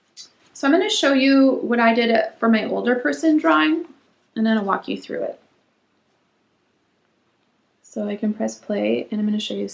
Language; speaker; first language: English; native; English